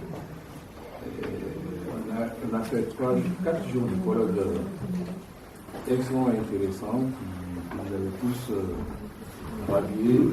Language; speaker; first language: French; non-native, local second language; Wolof